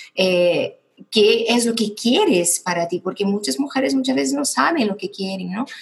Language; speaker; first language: Spanish; non-native, fluent; Portuguese